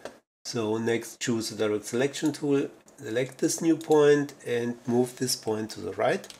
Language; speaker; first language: English; non-native, fluent; German